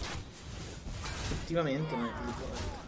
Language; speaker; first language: Italian; native; Italian